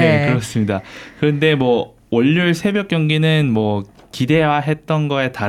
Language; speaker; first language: Korean; native; Korean